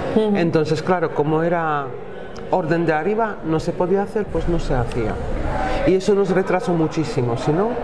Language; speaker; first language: Spanish; non-native, fluent; Slovak